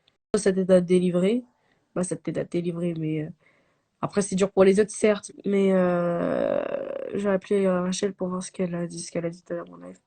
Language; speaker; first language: French; native; French